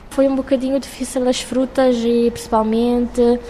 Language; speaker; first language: Portuguese; non-native, local second language; Kabuverdianu